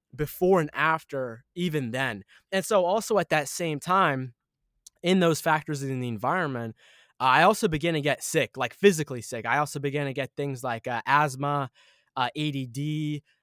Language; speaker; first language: English; early bilingual, other home language; Arabic